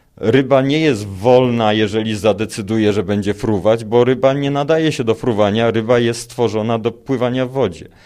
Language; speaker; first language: Polish; native; Polish